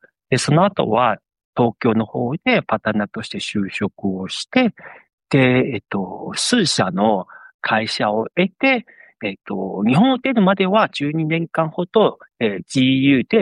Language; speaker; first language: Japanese; non-native, fluent; Chinese